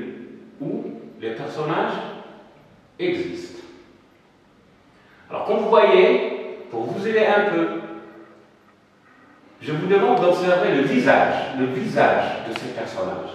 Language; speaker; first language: French; non-native, local second language; Arabic